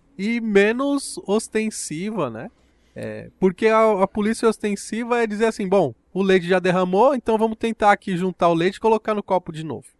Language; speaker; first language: Portuguese; native; Portuguese